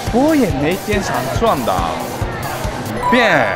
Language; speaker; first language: Chinese; non-native, learner; Japanese